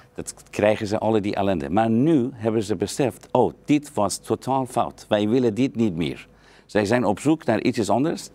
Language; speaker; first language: Dutch; non-native, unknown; Persian